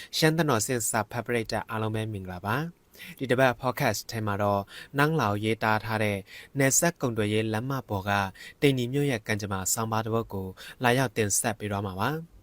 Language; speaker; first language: Burmese; non-native, local second language; Shan